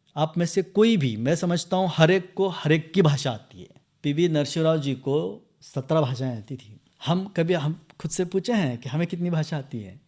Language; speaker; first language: Hindi; non-native, local second language; Marathi